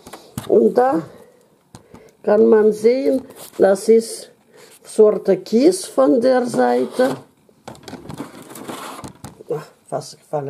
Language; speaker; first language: German; non-native, fluent; Russian